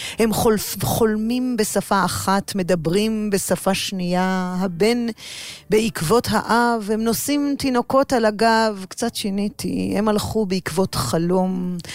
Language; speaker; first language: Hebrew; native; Hebrew